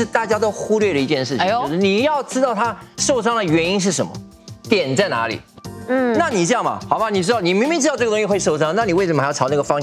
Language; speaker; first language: Chinese; native; Chinese